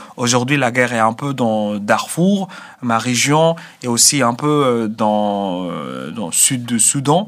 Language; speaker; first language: French; non-native, fluent; Arabic